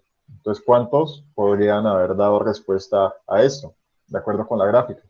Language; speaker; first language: Spanish; native; Spanish